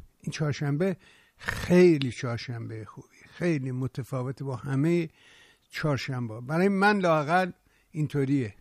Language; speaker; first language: Persian; native; Persian